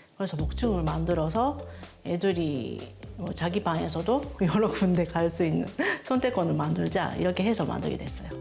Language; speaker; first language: Korean; non-native, fluent; Japanese